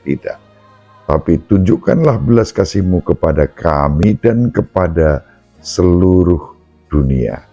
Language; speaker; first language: Indonesian; native; Indonesian